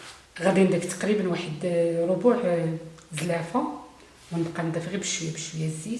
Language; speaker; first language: Arabic; native; Arabic